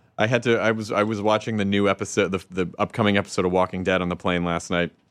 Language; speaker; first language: English; native; English